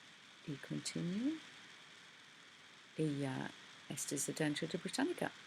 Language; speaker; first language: Spanish; non-native, learner; English